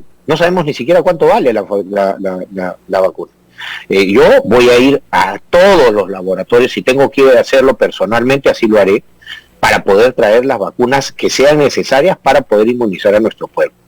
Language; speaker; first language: Spanish; native; Spanish